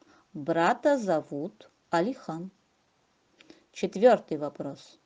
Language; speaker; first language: Russian; non-native, local second language; Kazakh